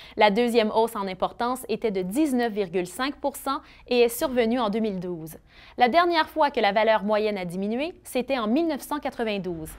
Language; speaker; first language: French; native; French